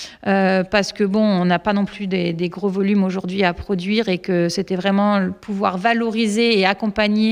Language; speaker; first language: French; native; French